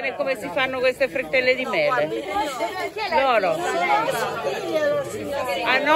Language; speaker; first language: Italian; native; Italian